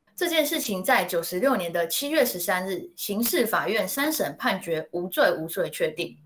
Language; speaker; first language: Chinese; native; Chinese